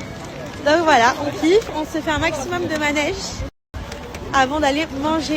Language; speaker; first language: French; native; French